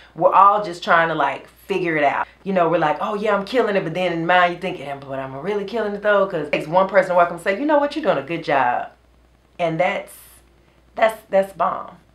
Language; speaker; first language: English; native; English